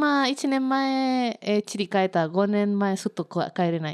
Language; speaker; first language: Japanese; non-native, learner; Spanish